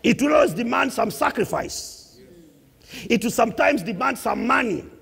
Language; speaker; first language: English; non-native, local second language; Swahili